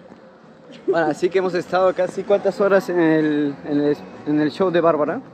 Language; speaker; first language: Spanish; native; Spanish